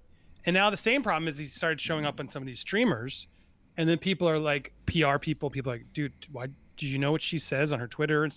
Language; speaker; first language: English; native; English